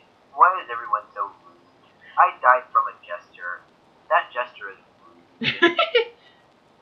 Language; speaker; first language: English; native; English